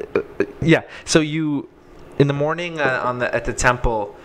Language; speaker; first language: English; native; English